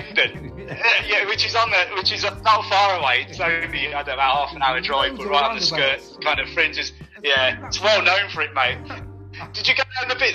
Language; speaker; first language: English; native; English